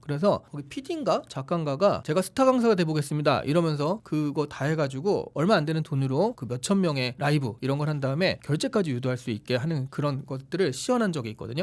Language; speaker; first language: Korean; native; Korean